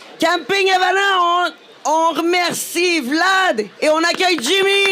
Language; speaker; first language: French; native; French